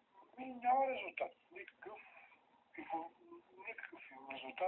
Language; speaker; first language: Bulgarian; native; Bulgarian